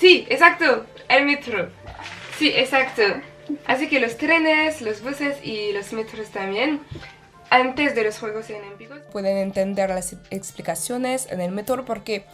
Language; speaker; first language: Spanish; non-native, learner; French